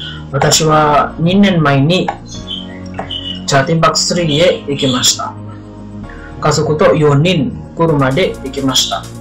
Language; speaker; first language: Japanese; non-native, learner; Indonesian